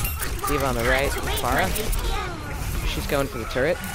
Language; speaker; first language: English; native; English